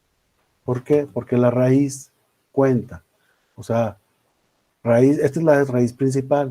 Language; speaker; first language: Spanish; native; Spanish